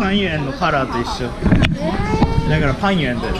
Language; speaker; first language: Japanese; native; Japanese